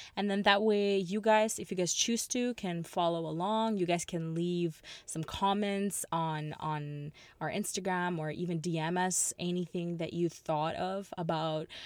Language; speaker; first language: English; early bilingual, other home language; Russian